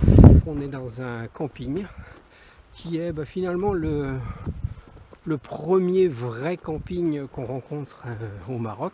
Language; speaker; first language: French; native; French